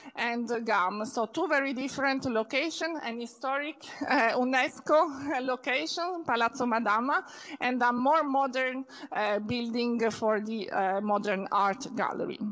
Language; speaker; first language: English; non-native, fluent; Italian